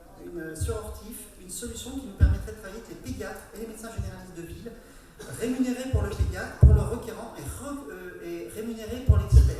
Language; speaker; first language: French; native; French